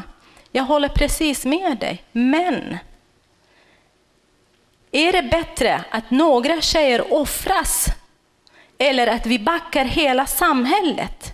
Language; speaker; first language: Swedish; non-native, fluent; Kurdish